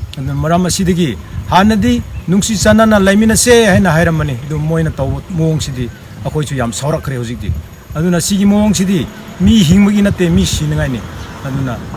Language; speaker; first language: Manipuri; non-native, local second language; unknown